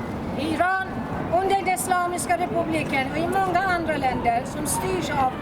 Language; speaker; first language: Swedish; non-native, fluent; Persian